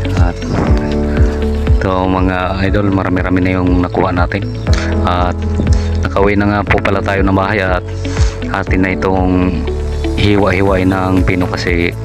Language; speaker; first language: Filipino; non-native, local second language; Masbatenyo